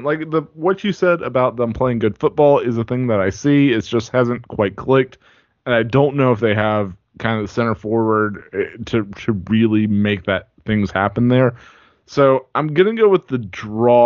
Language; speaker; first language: English; native; English